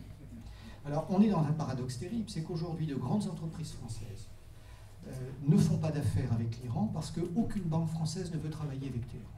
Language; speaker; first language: French; native; French